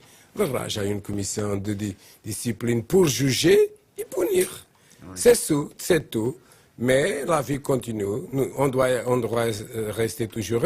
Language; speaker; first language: French; non-native, learner; Portuguese